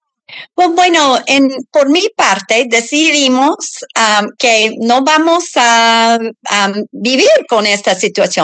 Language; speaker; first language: Spanish; non-native, learner; English